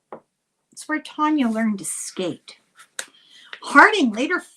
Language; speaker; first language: English; native; English